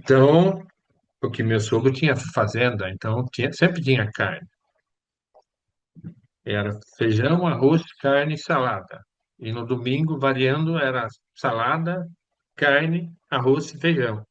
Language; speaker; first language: Portuguese; non-native, fluent; Swedish